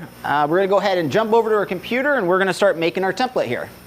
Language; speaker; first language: English; native; English